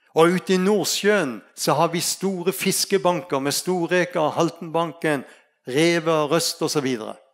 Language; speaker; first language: Norwegian; native; Norwegian